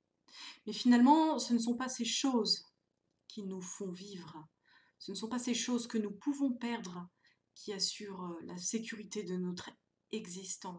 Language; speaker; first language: French; native; French